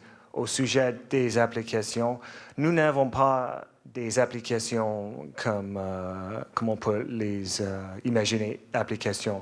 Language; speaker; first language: French; non-native, learner; English